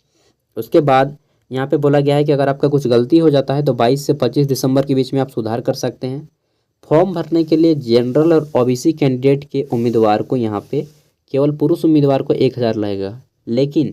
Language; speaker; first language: Hindi; native; Hindi